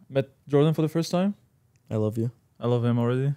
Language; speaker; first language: English; non-native, fluent; Arabic